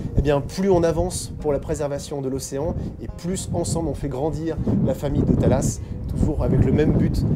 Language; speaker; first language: French; native; French